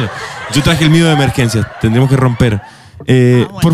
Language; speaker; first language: Spanish; native; Spanish